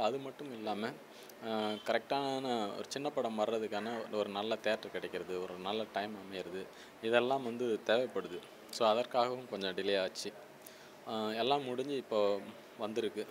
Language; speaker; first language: Tamil; native; Tamil